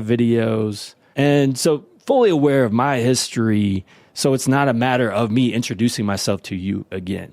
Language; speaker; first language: English; native; English